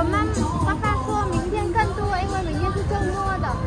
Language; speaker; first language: Chinese; non-native, fluent; Vietnamese